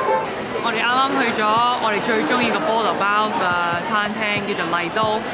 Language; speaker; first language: Cantonese; early bilingual, heritage; Cantonese